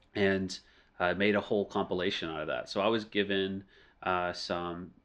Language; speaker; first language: English; native; English